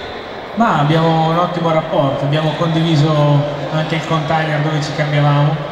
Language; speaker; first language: Italian; native; Italian